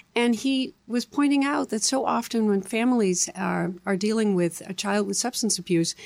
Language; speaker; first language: English; non-native, fluent; Dutch